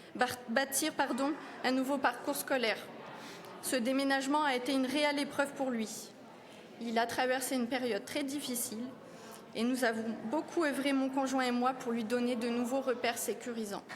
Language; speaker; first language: French; native; French